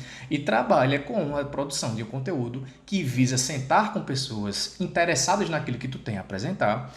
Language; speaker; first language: Portuguese; native; Portuguese